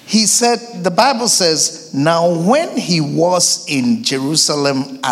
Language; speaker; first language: English; non-native, local second language; Akan